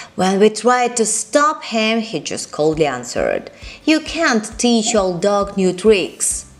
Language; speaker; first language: English; non-native, fluent; Russian